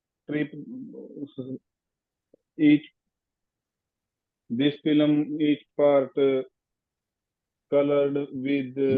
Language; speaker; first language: English; non-native, learner; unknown